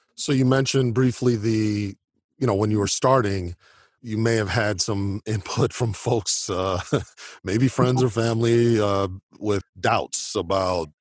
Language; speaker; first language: English; native; English